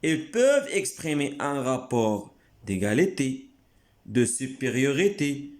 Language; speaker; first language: French; non-native, local second language; Arabic